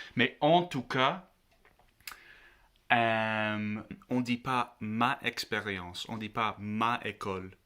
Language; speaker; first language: French; non-native, learner; English